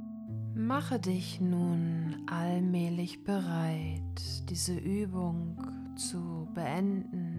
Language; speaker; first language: German; native; German